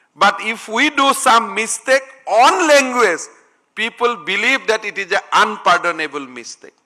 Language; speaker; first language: English; non-native, local second language; Assamese